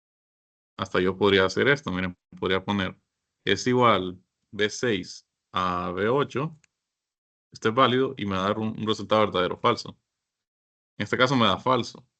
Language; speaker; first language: Spanish; native; Spanish